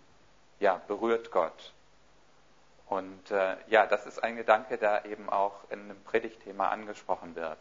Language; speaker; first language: German; native; German